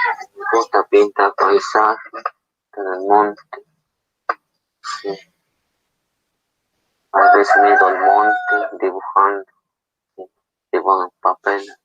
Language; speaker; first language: Spanish; non-native, local second language; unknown